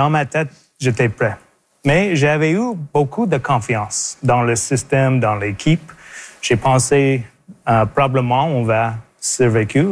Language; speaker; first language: French; non-native, local second language; English